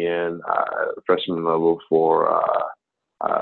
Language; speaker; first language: English; non-native, local second language; Akan